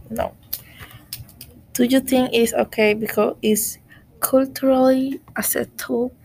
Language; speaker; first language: English; non-native, learner; Spanish